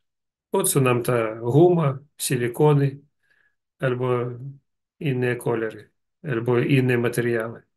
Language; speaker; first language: Polish; non-native, learner; Russian